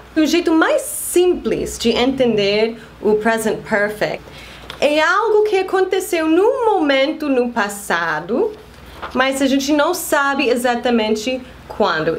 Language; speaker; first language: Portuguese; non-native, fluent; English